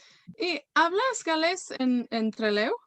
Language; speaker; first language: Spanish; non-native, fluent; Welsh